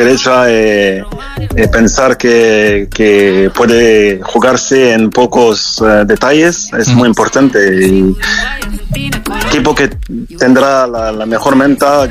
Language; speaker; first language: Spanish; non-native, fluent; French